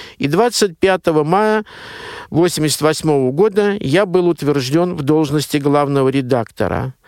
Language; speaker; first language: Russian; native; Russian